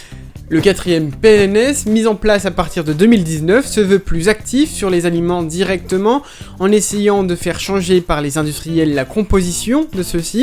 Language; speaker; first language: French; native; French